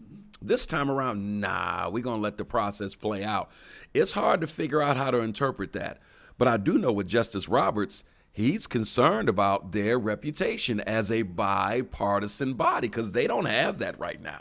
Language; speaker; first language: English; native; English